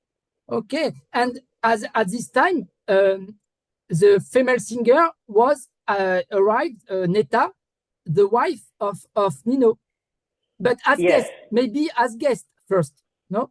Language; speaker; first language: English; non-native, learner; French